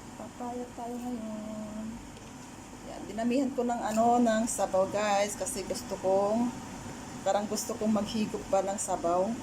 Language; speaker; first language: Filipino; non-native, local second language; Iloko